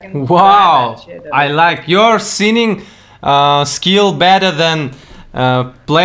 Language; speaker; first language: English; non-native, learner; Russian